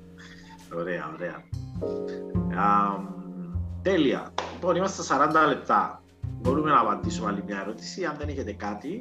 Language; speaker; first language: Greek; native; Greek